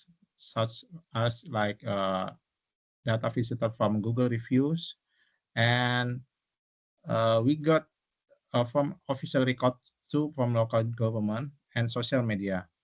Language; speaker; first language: English; non-native, local second language; Indonesian